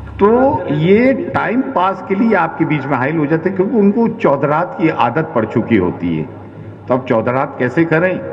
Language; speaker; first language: Urdu; native; Urdu